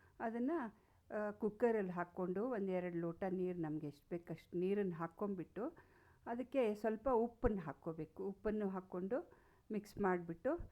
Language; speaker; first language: Kannada; non-native, local second language; Konkani